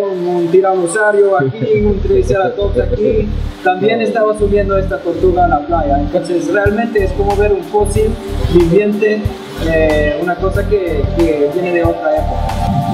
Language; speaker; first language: Spanish; non-native, fluent; English